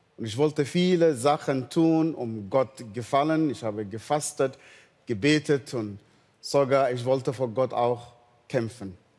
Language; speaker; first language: German; non-native, fluent; Arabic